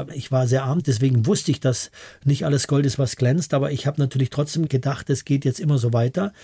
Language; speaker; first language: German; native; German